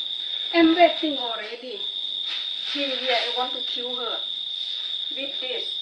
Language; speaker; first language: English; non-native, learner; Thai